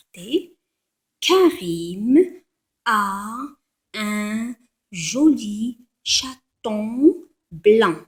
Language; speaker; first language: French; non-native, local second language; Arabic